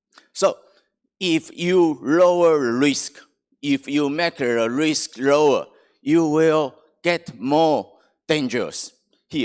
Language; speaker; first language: English; non-native, fluent; Chinese